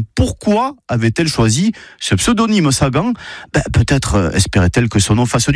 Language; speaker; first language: French; native; French